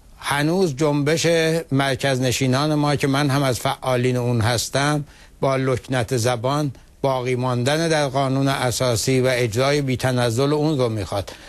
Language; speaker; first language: Persian; non-native, local second language; Azerbaijani